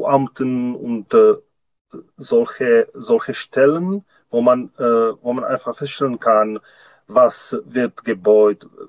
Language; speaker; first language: German; non-native, learner; Czech